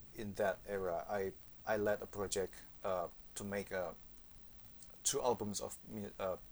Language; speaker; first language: English; non-native, fluent; Indonesian